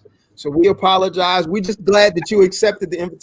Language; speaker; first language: English; native; English